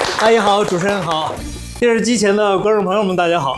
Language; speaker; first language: Chinese; native; Chinese